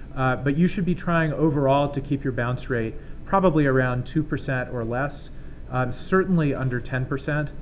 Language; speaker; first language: English; native; English